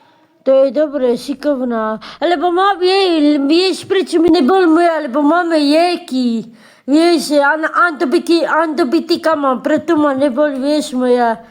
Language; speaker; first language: Slovak; non-native, local second language; Romany